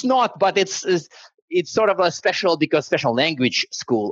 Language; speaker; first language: English; non-native, fluent; Russian